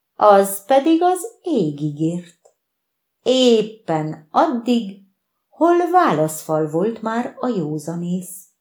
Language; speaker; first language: Hungarian; native; Hungarian